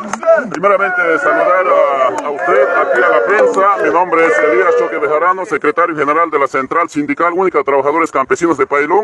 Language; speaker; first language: Spanish; native; Spanish